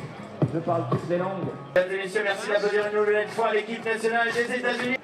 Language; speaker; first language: French; native; French